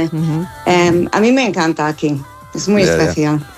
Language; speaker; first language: Spanish; non-native, learner; English